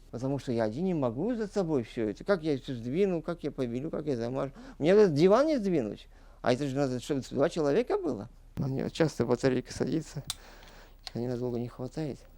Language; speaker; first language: Russian; non-native, local second language; Crimean Tatar